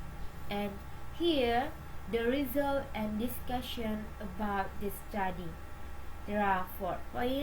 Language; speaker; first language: English; non-native, learner; Indonesian